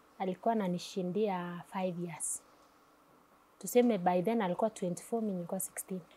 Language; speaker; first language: Swahili; non-native, local second language; Kalaallisut